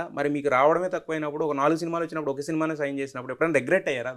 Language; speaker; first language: Telugu; native; Telugu